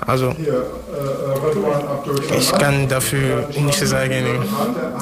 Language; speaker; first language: German; non-native, learner; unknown